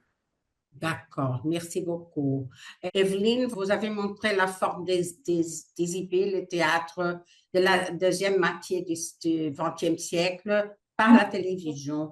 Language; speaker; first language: French; non-native, fluent; Portuguese